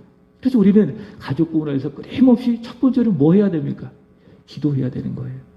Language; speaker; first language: Korean; native; Korean